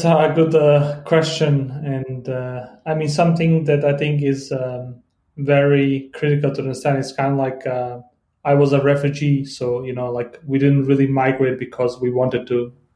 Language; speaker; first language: English; non-native, fluent; Bosnian